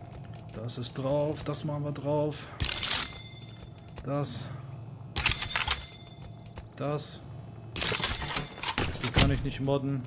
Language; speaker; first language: German; native; German